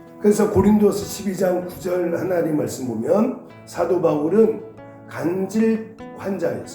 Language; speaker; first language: Korean; native; Korean